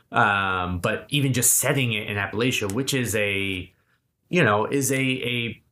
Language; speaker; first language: English; native; English